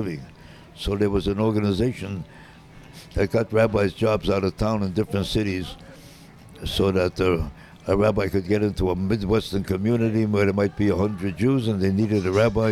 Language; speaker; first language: English; native; English